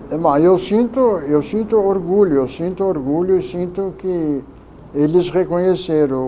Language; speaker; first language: Portuguese; early bilingual, other home language; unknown